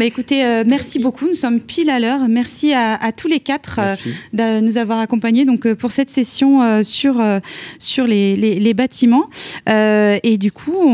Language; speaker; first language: French; native; French